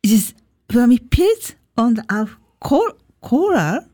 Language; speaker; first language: German; non-native, learner; Japanese